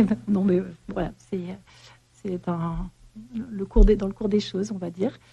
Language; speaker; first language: French; native; French